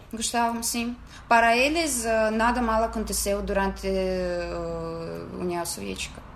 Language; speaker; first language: Portuguese; non-native, fluent; Russian